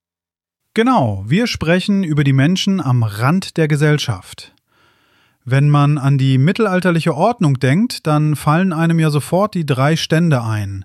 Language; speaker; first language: German; native; German